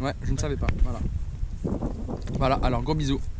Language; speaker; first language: French; native; French